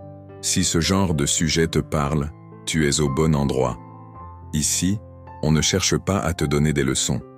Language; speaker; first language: French; native; French